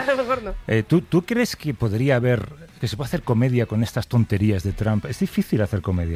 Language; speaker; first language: Spanish; native; Spanish